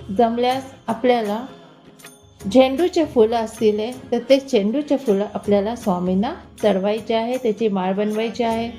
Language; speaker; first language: Marathi; non-native, local second language; Hindi